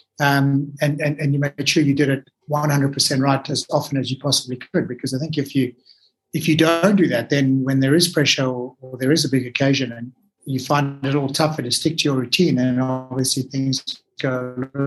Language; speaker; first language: English; native; English